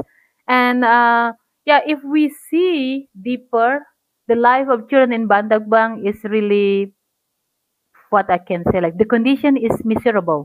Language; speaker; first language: English; non-native, fluent; Indonesian